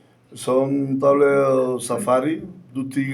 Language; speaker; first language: French; non-native, learner; Spanish